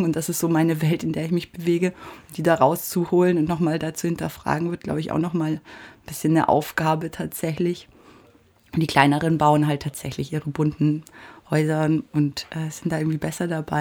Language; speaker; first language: German; native; German